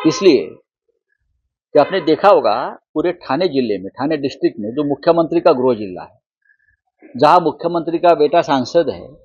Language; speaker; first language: Hindi; non-native, local second language; Marathi